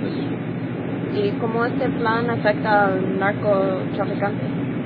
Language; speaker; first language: Spanish; non-native, learner; English